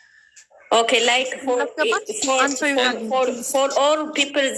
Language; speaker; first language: English; non-native, learner; Amharic